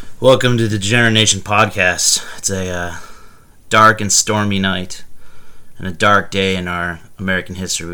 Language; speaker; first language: English; native; English